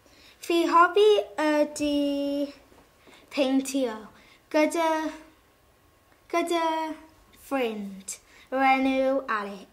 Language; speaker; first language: Welsh; non-native, learner; English